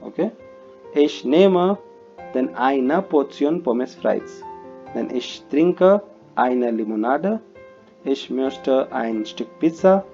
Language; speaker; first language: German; non-native, fluent; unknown